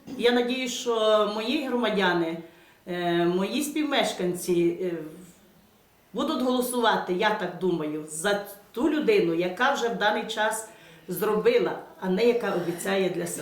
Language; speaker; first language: Ukrainian; native; Ukrainian